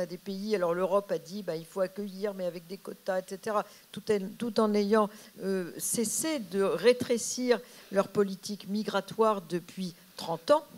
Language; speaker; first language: French; native; French